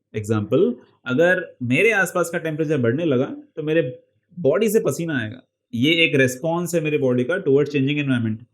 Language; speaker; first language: Hindi; non-native, local second language; Marathi